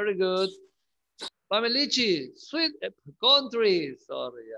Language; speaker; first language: English; non-native, learner; Spanish